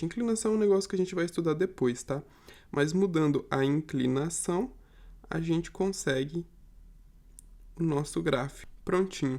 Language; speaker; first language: Portuguese; native; Portuguese